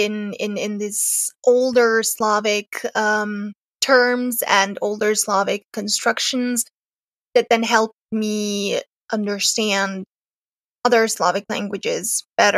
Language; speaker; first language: English; non-native, fluent; Serbian